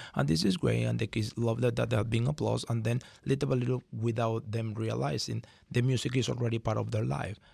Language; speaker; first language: English; non-native, fluent; Spanish